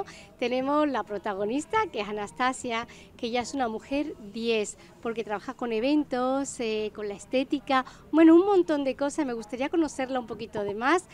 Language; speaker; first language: Spanish; native; Spanish